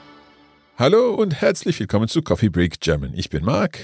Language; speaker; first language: German; non-native, learner; English